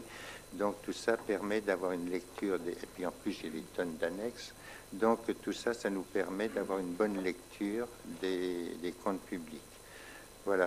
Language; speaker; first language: French; native; French